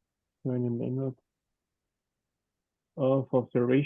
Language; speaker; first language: English; non-native, fluent; Spanish